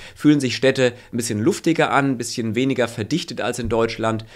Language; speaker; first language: German; native; German